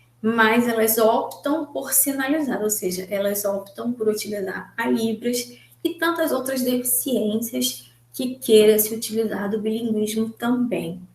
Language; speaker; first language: Portuguese; native; Portuguese